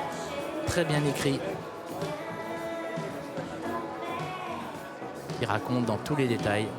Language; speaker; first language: French; native; French